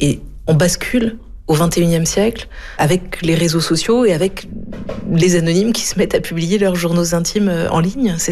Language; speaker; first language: French; native; French